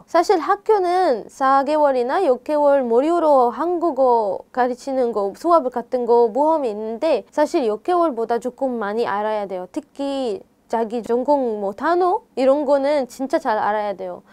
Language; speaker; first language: Korean; non-native, fluent; Arabic